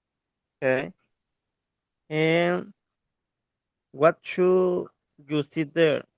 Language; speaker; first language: English; non-native, learner; Spanish